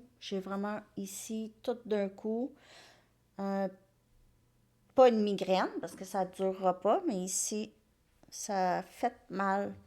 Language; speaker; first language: French; native; French